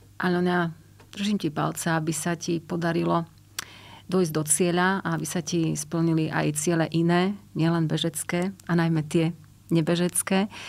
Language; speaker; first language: Slovak; native; Slovak